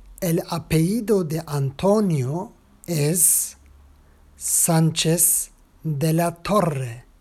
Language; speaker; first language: Spanish; non-native, fluent; Turkish